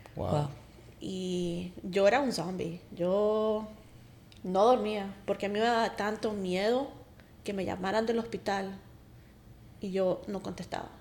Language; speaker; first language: Spanish; early bilingual, heritage; Spanish